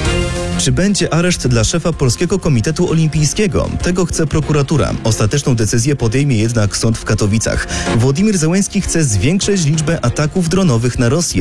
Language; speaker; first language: Polish; native; Polish